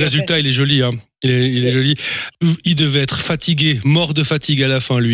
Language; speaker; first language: French; native; French